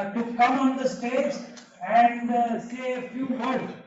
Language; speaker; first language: English; non-native, local second language; Gujarati